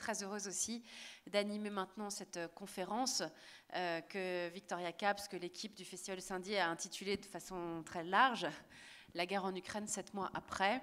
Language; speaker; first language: French; native; French